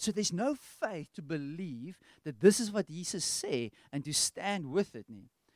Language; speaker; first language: English; non-native, local second language; Afrikaans